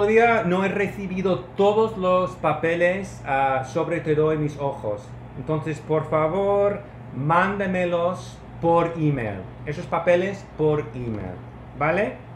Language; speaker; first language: Spanish; non-native, fluent; English